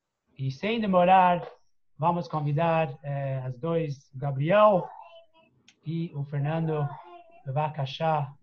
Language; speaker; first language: Portuguese; non-native, fluent; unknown